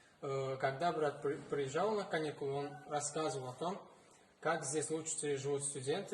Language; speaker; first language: Russian; non-native, fluent; Turkmen